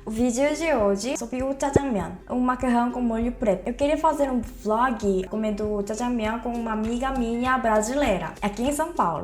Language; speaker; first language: Portuguese; non-native, fluent; Korean